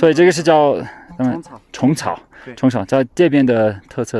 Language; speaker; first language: Chinese; non-native, fluent; English